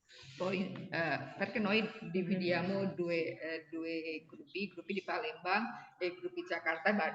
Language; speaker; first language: Italian; non-native, learner; Indonesian